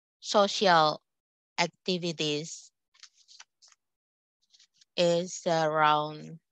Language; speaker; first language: English; non-native, local second language; Indonesian